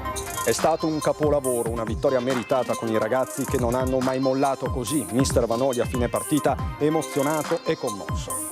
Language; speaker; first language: Italian; native; Italian